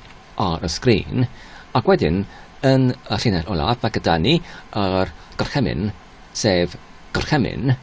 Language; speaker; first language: Welsh; non-native, learner; English